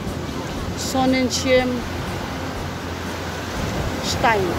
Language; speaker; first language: German; non-native, learner; Filipino